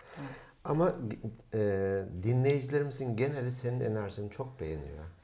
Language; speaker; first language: Turkish; native; Turkish